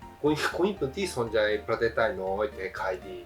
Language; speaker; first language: Thai; non-native, learner; Japanese